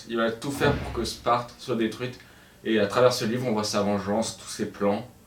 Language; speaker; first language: French; native; French